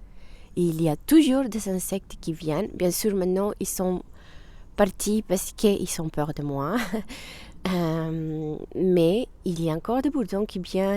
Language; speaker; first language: French; non-native, fluent; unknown